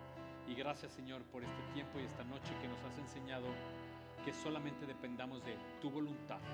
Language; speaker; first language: Spanish; native; Spanish